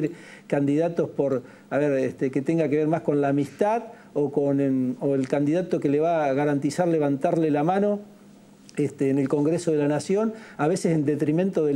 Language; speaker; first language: Spanish; native; Spanish